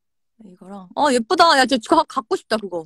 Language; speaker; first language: Korean; native; Korean